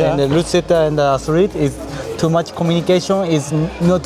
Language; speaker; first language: English; non-native, learner; Japanese